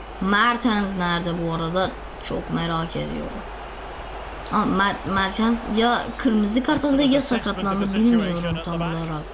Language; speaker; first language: Turkish; non-native, learner; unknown